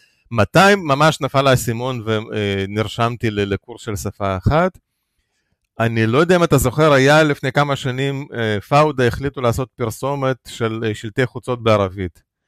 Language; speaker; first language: Hebrew; non-native, fluent; Russian